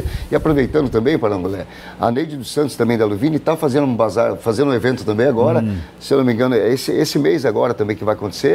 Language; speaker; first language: Portuguese; native; Portuguese